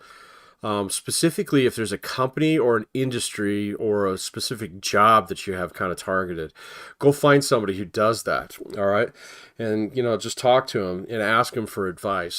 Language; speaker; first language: English; native; English